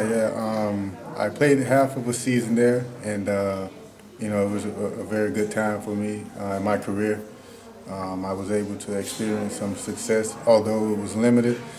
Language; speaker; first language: English; native; English